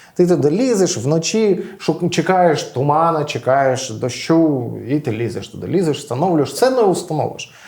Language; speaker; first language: Ukrainian; non-native, local second language; Russian